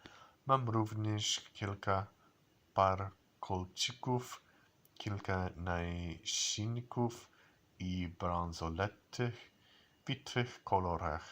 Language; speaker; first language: Polish; non-native, learner; English